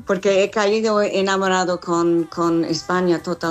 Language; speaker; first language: Spanish; non-native, learner; English